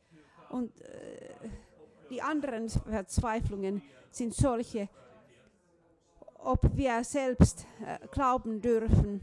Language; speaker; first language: German; non-native, fluent; Finnish